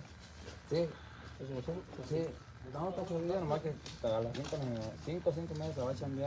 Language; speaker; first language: Spanish; native; Spanish